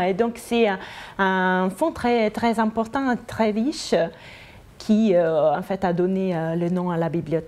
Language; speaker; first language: French; non-native, fluent; Italian